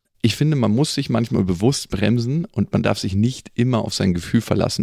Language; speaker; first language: German; native; German